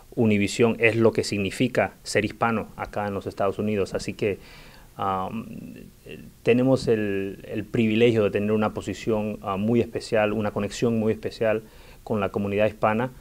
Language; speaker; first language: Spanish; early bilingual, heritage; Spanish